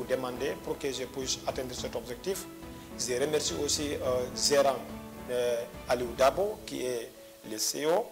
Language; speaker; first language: French; non-native, local second language; Fula